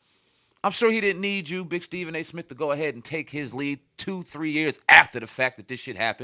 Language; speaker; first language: English; native; English